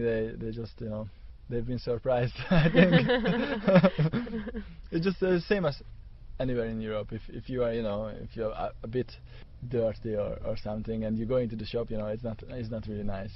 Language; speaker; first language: English; non-native, learner; Hungarian